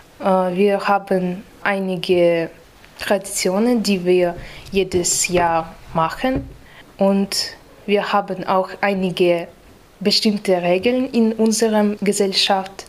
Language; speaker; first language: German; non-native, learner; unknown